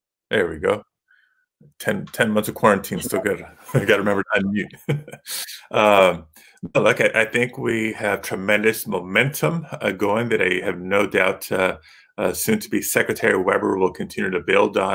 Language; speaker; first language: English; early bilingual, other home language; Spanish